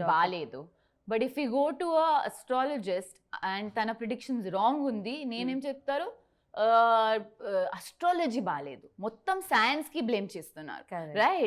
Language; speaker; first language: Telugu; non-native, learner; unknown